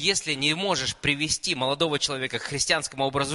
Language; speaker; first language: Russian; native; Russian